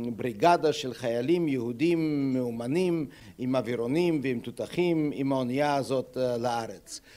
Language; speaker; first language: Hebrew; non-native, fluent; German